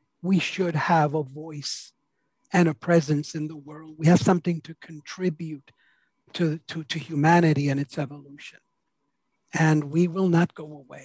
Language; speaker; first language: English; native; English